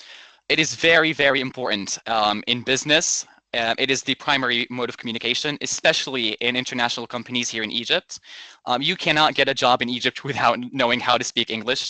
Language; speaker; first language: English; non-native, local second language; Arabic